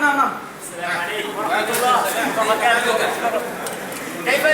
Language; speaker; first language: Arabic; non-native, learner; Urdu